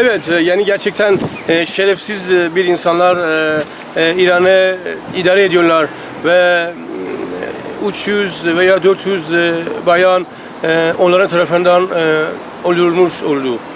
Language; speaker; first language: Turkish; non-native, learner; Persian